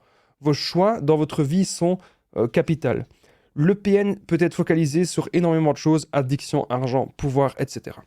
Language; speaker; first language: French; native; French